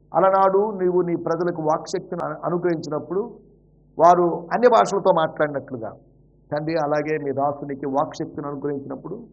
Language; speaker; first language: Telugu; native; Telugu